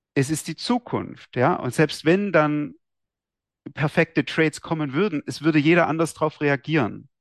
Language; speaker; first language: German; native; German